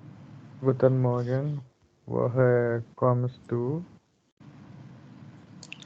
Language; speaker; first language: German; non-native, learner; Indonesian